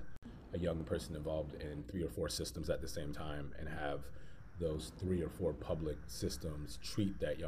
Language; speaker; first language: English; native; English